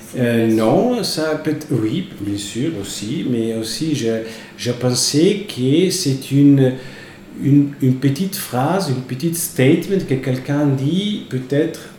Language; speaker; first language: French; non-native, fluent; Italian